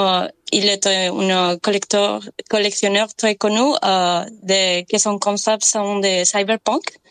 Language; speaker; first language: French; non-native, learner; Spanish